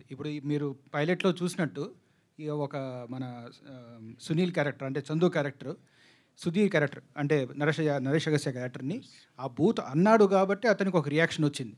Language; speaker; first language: Telugu; native; Telugu